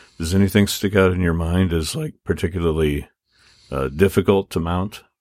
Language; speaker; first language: English; native; English